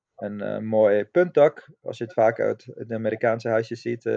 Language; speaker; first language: Dutch; non-native, fluent; German